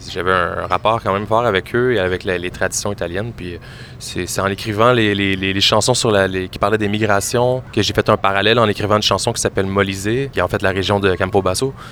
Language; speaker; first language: French; native; French